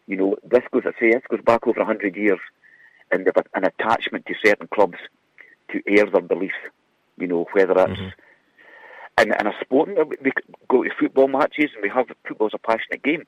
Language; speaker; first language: English; native; English